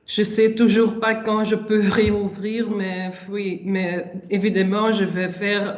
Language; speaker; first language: French; non-native, local second language; Dutch